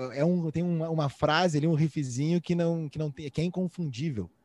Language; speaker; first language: Portuguese; native; Portuguese